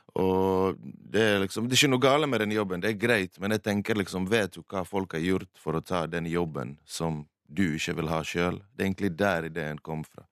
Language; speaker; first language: Norwegian; early bilingual, other home language; Bosnian